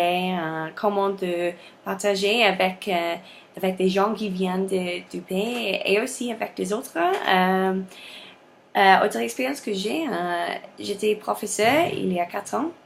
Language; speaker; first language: French; non-native, learner; English